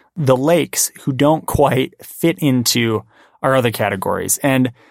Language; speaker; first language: English; native; English